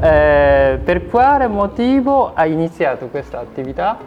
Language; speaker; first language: Italian; non-native, fluent; Japanese